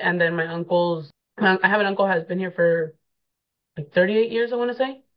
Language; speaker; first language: English; early bilingual, other home language; Spanish